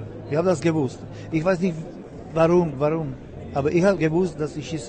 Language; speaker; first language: German; non-native, learner; Czech